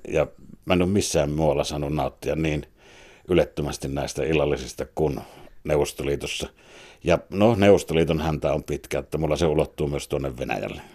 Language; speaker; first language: Finnish; native; Finnish